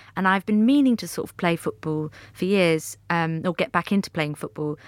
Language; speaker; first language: English; native; English